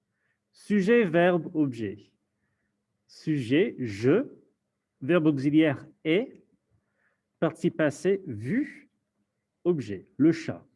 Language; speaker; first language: French; non-native, fluent; English